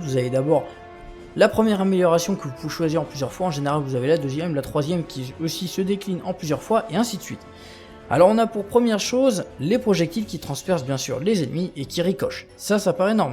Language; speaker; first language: French; native; French